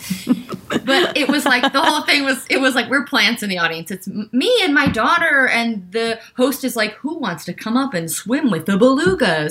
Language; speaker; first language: English; native; English